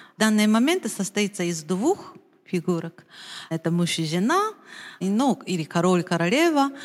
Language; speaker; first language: Russian; non-native, fluent; Japanese